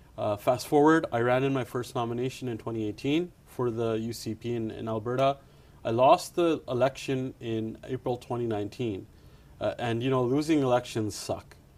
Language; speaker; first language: English; early bilingual, other home language; Punjabi